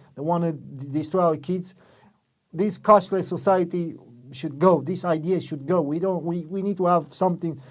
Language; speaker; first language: English; non-native, fluent; Romanian